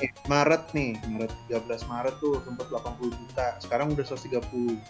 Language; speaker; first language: Indonesian; native; Indonesian